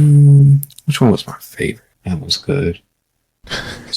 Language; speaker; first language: English; native; English